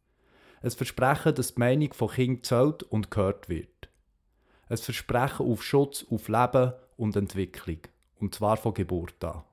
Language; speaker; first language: German; native; German